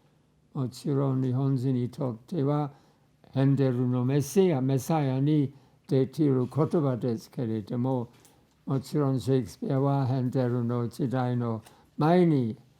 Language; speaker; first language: Japanese; non-native, fluent; English